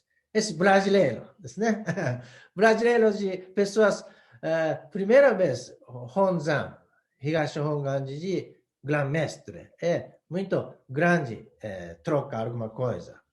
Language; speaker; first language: Portuguese; non-native, learner; Japanese